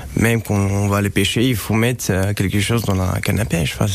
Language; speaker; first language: French; non-native, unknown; Romanian